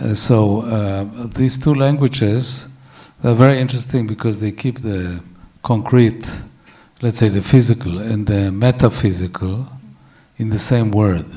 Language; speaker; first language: English; non-native, fluent; Hebrew